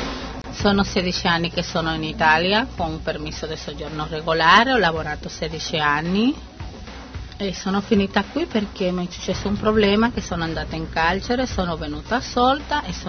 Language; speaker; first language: Italian; non-native, fluent; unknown